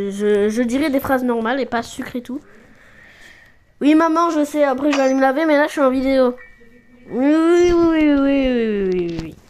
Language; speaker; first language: French; native; French